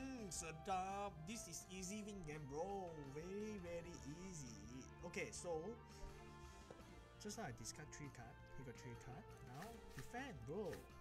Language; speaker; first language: English; non-native, local second language; Chinese